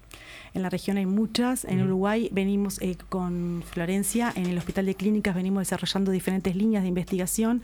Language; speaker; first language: Spanish; native; Spanish